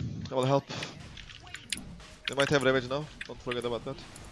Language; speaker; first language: English; non-native, fluent; Turkish